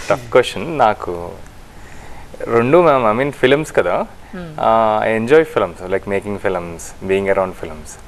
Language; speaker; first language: Telugu; native; Telugu